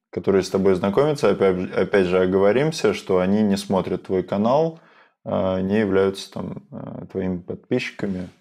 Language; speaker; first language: Russian; native; Russian